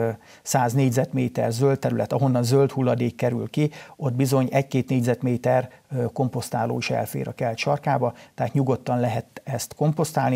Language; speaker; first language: Hungarian; native; Hungarian